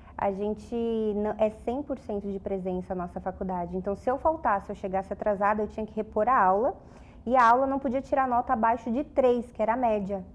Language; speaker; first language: Portuguese; native; Portuguese